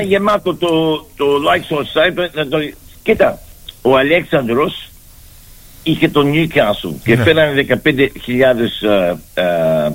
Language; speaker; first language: Greek; early bilingual, heritage; Greek